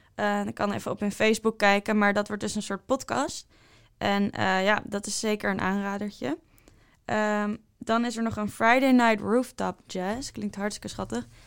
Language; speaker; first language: Dutch; native; Dutch